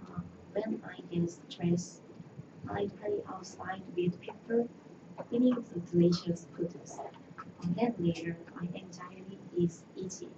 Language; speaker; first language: English; non-native, learner; Korean